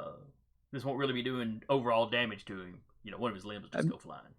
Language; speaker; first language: English; native; English